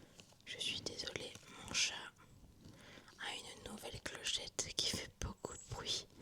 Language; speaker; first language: French; native; French